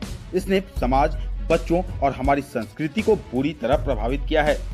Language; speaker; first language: Hindi; native; Hindi